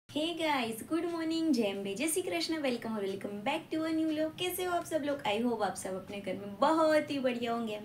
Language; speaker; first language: Hindi; non-native, local second language; Gujarati